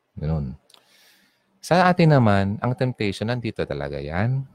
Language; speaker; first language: Filipino; non-native, local second language; Bikol